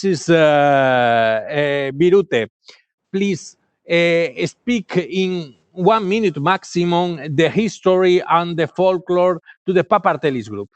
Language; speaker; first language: English; non-native, learner; Galician